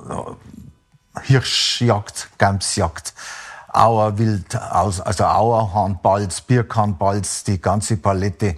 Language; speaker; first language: German; native; German